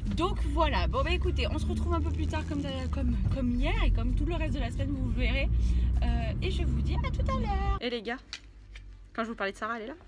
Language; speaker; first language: French; native; French